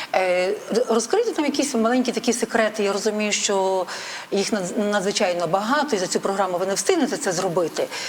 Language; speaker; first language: Ukrainian; native; Ukrainian